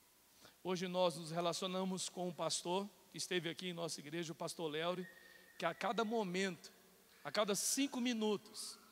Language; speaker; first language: Portuguese; native; Portuguese